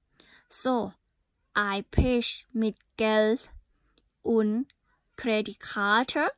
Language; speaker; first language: German; non-native, learner; Thai